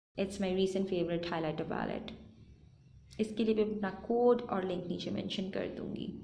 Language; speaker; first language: Urdu; native; Urdu